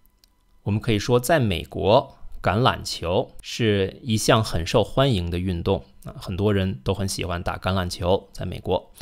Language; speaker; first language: Chinese; non-native, fluent; English